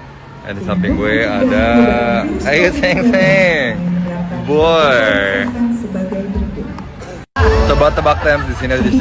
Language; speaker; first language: Indonesian; native; Indonesian